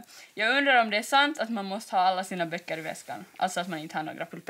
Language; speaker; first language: Swedish; native; Swedish